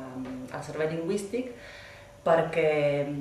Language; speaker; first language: Catalan; non-native, fluent; Italian